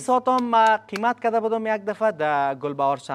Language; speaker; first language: Persian; native; Persian